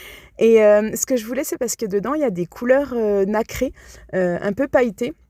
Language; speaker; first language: French; native; French